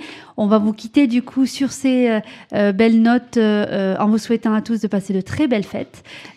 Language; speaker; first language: French; native; French